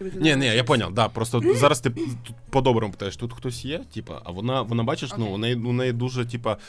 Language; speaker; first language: Ukrainian; non-native, local second language; Russian